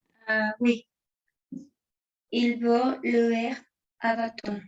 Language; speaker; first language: French; non-native, learner; Spanish